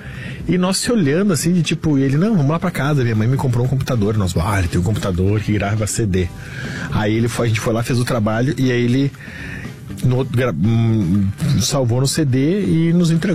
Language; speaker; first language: Portuguese; native; Portuguese